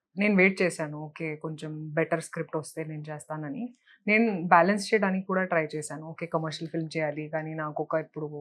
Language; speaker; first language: Telugu; non-native, local second language; Hindi